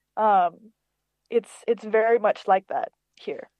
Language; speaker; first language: English; early bilingual, other home language; Greek